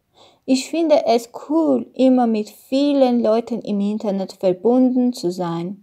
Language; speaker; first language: German; non-native, learner; Armenian